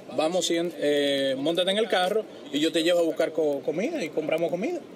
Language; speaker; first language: Spanish; native; Spanish